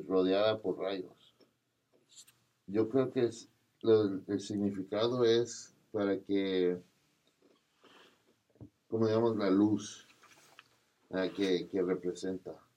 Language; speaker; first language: Spanish; non-native, learner; English